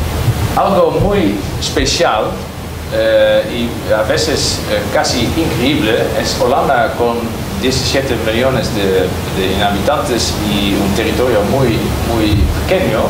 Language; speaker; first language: Spanish; non-native, learner; Dutch